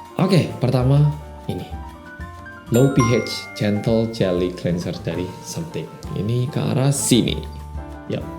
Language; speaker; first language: Indonesian; non-native, fluent; Korean